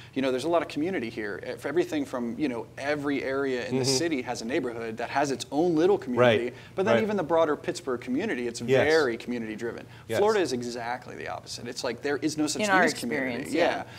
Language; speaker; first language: English; native; English